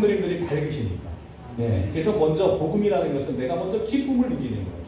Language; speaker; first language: Korean; native; Korean